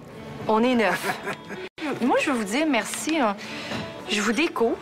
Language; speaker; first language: French; native; French